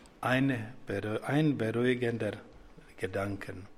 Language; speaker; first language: German; non-native, fluent; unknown